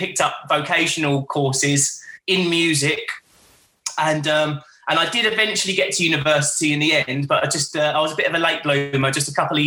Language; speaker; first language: English; native; English